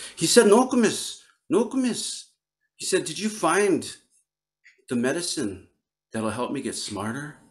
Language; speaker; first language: English; native; English